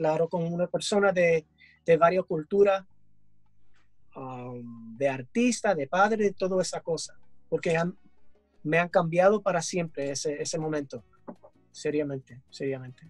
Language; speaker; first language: Spanish; early bilingual, heritage; English